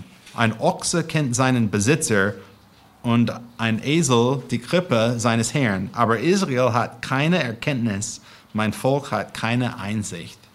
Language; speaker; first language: German; non-native, fluent; English